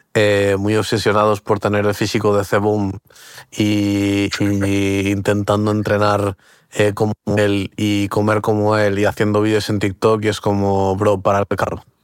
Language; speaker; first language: Spanish; early bilingual, other home language; Portuguese